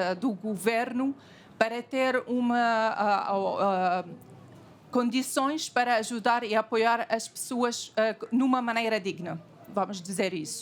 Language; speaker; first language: Portuguese; non-native, fluent; Arabic